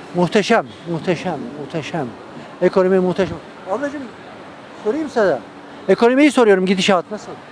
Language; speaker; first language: Turkish; native; Turkish